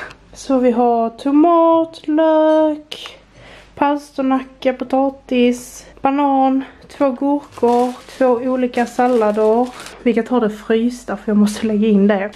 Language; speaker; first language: Swedish; native; Swedish